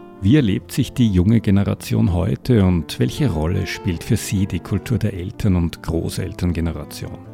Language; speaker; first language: German; native; German